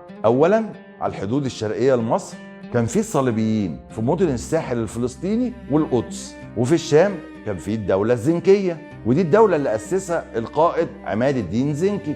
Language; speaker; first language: Arabic; native; Arabic